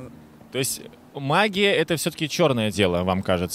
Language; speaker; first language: Russian; native; Russian